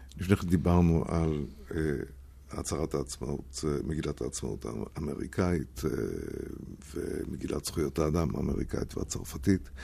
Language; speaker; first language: Hebrew; non-native, fluent; German